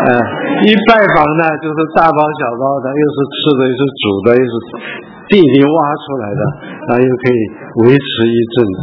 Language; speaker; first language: Chinese; early bilingual, heritage; Chinese